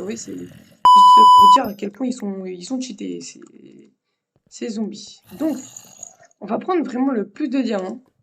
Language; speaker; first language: French; native; French